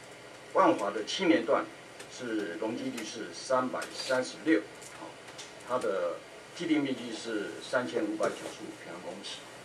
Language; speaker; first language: Chinese; native; Chinese